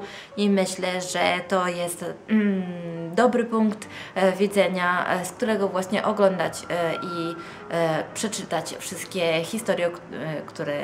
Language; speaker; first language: Polish; non-native, fluent; Italian